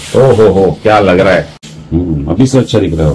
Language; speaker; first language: Hindi; non-native, local second language; Marathi